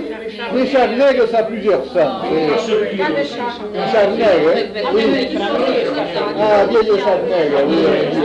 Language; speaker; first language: French; native; French